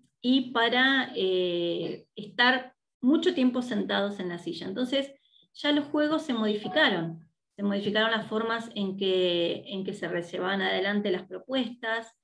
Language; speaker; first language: Spanish; native; Spanish